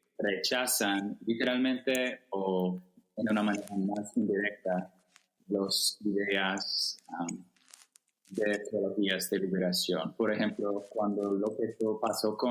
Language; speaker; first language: Spanish; non-native, fluent; English